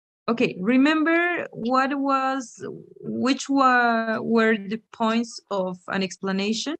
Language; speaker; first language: English; non-native, fluent; Spanish